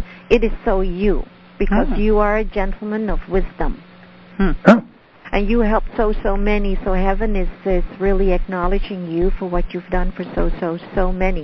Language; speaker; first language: English; non-native, fluent; Dutch